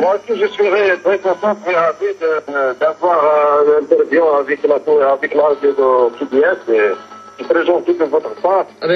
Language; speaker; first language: French; non-native, local second language; Arabic